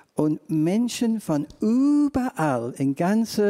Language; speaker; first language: German; non-native, fluent; English